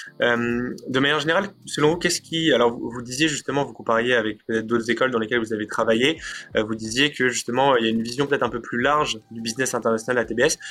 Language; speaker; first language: French; native; French